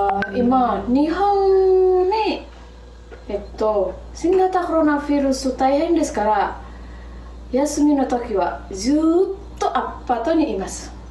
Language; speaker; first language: Japanese; non-native, learner; Indonesian